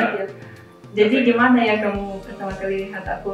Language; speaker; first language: Indonesian; non-native, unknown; Russian